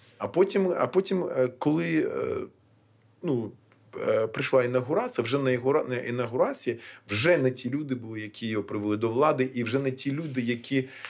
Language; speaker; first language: Ukrainian; non-native, local second language; Russian